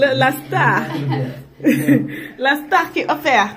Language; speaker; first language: French; non-native, local second language; Wolof